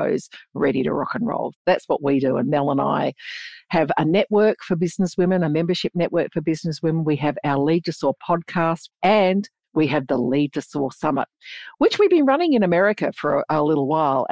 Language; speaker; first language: English; native; English